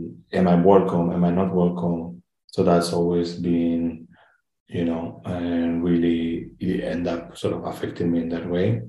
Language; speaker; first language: English; non-native, fluent; Spanish